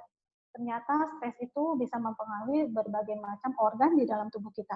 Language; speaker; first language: Indonesian; native; Indonesian